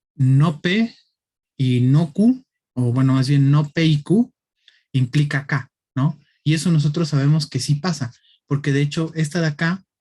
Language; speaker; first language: Spanish; native; Spanish